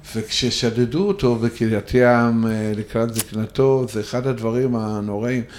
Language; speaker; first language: Hebrew; non-native, fluent; Russian